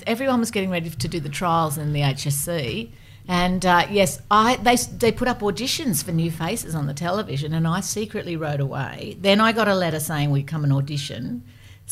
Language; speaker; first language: English; native; English